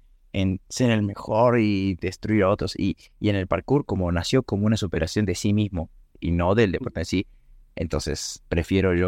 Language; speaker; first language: Spanish; native; Spanish